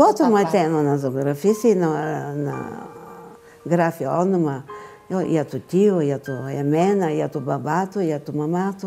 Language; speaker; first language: Greek; non-native, learner; Bulgarian